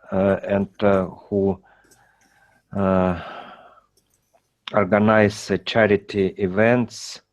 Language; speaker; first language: English; non-native, learner; Russian